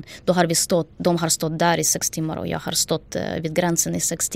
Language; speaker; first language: Swedish; non-native, fluent; Ukrainian